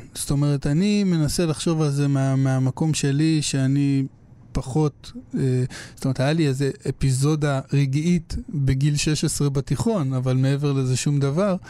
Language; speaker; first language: Hebrew; native; Hebrew